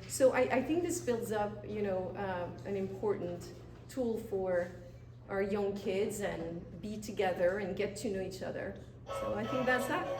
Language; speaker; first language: English; non-native, fluent; French